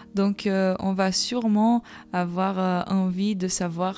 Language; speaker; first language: French; non-native, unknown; Portuguese